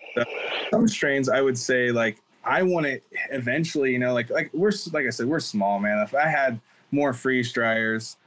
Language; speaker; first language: English; native; English